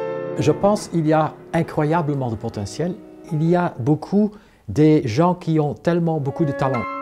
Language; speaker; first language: French; non-native, local second language; Dutch